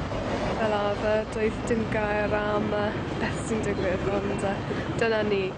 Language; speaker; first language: Welsh; non-native, local second language; English